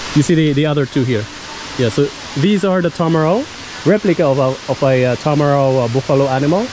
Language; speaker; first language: English; non-native, local second language; Cebuano